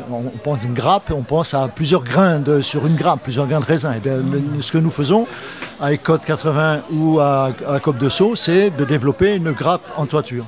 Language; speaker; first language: French; native; French